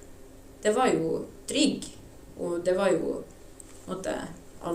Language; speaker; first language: Norwegian; non-native, fluent; Ukrainian